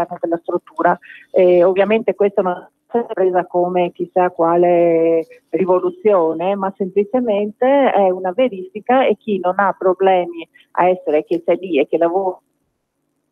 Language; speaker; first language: Italian; native; Italian